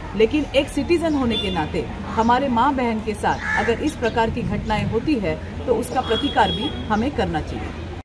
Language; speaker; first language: Hindi; non-native, local second language; Marathi